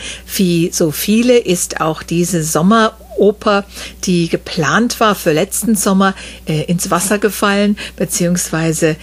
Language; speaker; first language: German; native; German